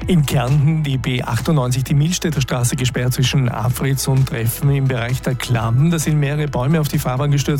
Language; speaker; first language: German; native; German